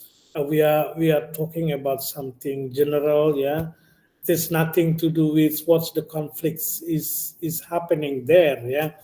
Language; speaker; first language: English; non-native, learner; Indonesian